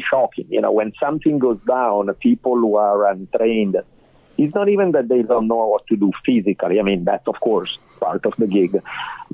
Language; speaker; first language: English; non-native, fluent; Italian